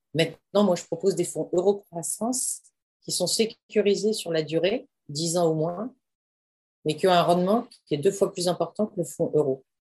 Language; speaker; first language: French; native; French